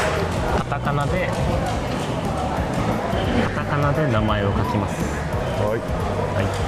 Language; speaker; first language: Japanese; native; Japanese